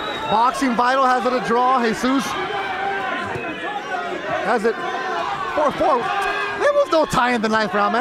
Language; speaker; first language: English; native; English